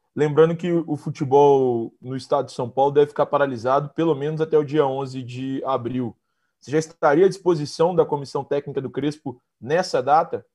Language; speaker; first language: Portuguese; native; Portuguese